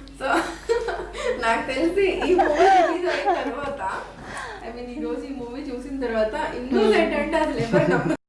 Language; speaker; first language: Telugu; native; Telugu